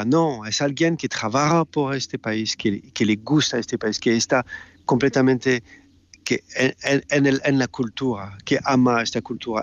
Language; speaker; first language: Spanish; non-native, fluent; French